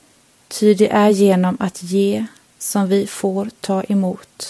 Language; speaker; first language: Swedish; native; Swedish